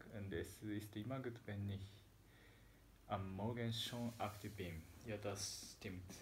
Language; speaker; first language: German; non-native, learner; Japanese